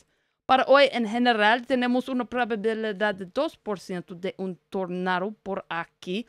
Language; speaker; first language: Spanish; non-native, learner; English